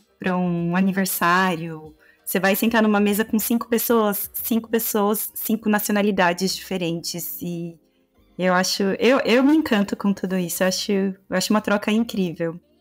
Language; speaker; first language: Portuguese; native; Portuguese